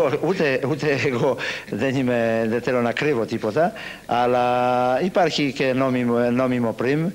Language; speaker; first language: Greek; non-native, learner; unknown